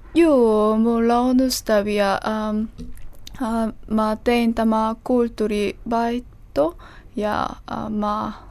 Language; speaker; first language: Finnish; non-native, fluent; Korean